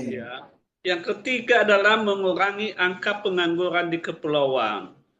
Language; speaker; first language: Indonesian; non-native, local second language; Nias